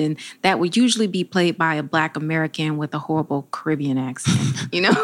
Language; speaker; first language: English; native; English